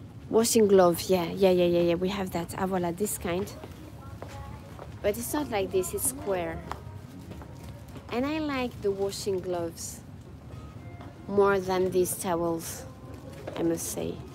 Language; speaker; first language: English; non-native, fluent; French